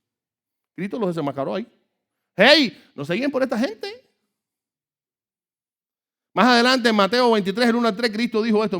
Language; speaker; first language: Spanish; native; Spanish